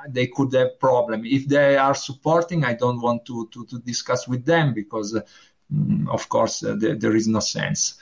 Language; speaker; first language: English; non-native, learner; Italian